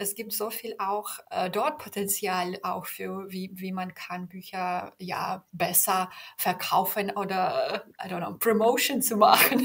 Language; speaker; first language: German; non-native, fluent; Belarusian